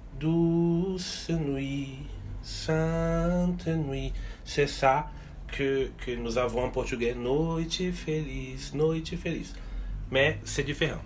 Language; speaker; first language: French; non-native, fluent; Portuguese